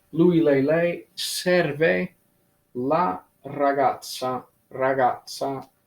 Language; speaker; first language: Italian; non-native, fluent; English